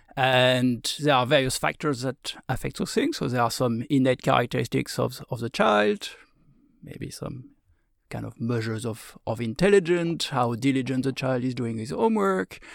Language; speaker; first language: English; non-native, fluent; French